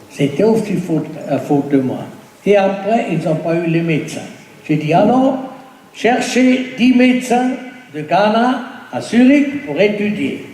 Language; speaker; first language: French; non-native, fluent; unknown